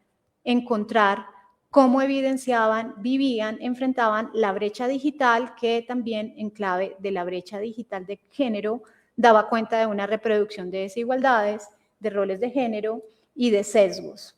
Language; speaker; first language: Spanish; native; Spanish